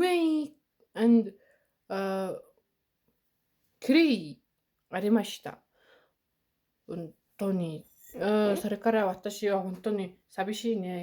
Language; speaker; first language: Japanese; non-native, learner; Mongolian